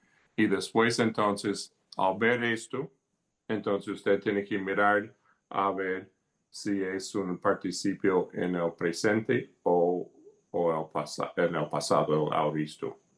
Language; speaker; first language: Spanish; early bilingual, heritage; Spanish